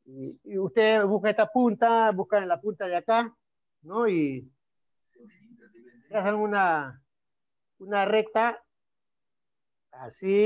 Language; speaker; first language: Spanish; native; Spanish